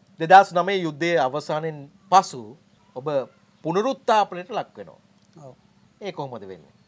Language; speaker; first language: Sinhala; native; Sinhala